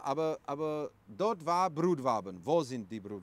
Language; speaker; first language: German; non-native, learner; Czech